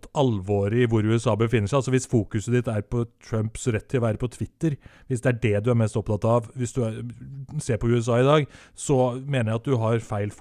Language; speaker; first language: Norwegian; native; Norwegian